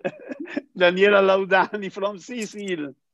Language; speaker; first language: English; non-native, fluent; Italian